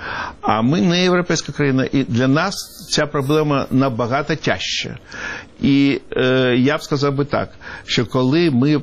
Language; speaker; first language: Ukrainian; non-native, local second language; Russian